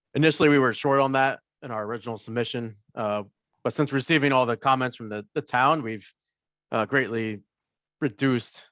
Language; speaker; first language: English; native; English